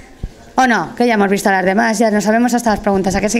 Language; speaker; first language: Spanish; native; Spanish